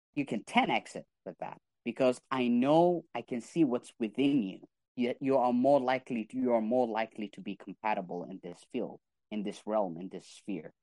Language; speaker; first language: English; non-native, fluent; Arabic